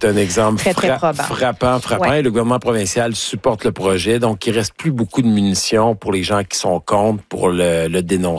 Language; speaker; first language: French; native; French